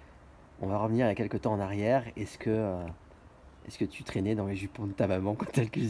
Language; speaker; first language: French; native; French